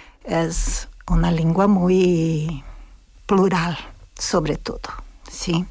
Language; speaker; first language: Spanish; non-native, fluent; Portuguese